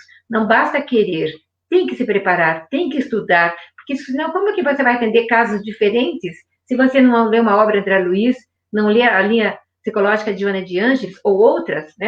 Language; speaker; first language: Portuguese; native; Portuguese